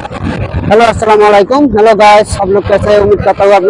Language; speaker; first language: Hindi; non-native, learner; Bangla